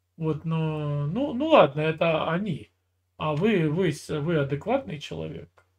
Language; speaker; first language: Russian; native; Russian